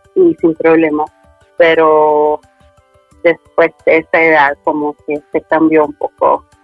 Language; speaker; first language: Spanish; early bilingual, other home language; Swedish